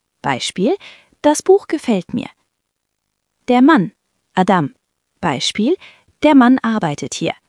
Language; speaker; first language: German; non-native, fluent; Turkish